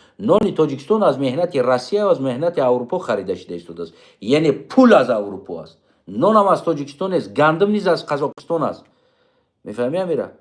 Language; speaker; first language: Tajik; native; Tajik